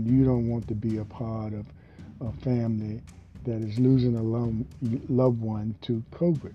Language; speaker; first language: English; native; English